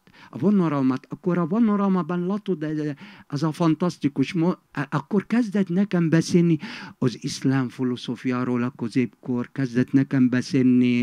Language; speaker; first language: Hungarian; non-native, fluent; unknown